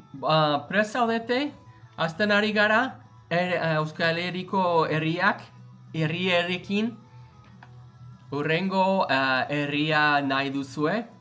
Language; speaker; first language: Basque; non-native, learner; English